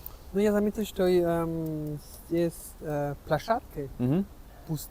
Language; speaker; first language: Russian; non-native, learner; French